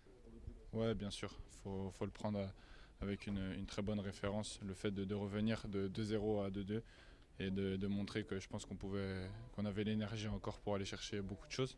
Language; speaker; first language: French; native; French